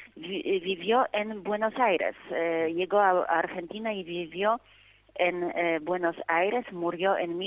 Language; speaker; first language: Spanish; non-native, fluent; Polish